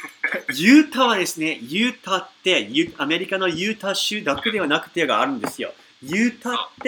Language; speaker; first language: Japanese; non-native, fluent; English